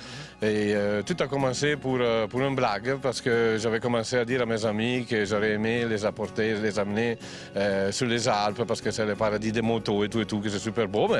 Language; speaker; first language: French; non-native, fluent; Italian